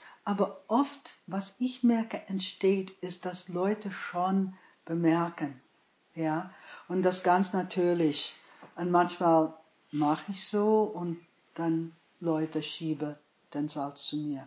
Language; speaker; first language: German; non-native, fluent; English